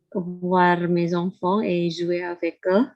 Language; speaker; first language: French; non-native, learner; Indonesian